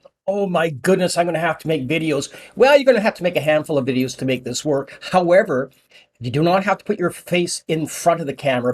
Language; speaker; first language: English; native; English